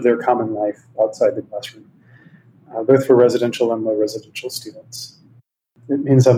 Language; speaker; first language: English; native; English